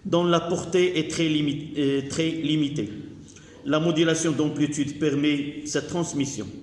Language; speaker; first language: French; non-native, local second language; Arabic